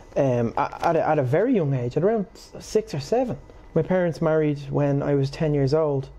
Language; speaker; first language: English; native; English